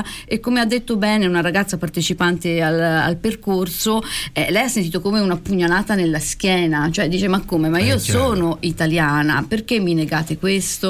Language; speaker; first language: Italian; native; Italian